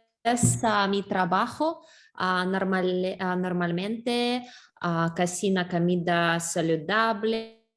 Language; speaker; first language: Spanish; non-native, learner; English